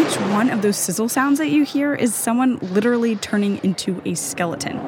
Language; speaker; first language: English; native; English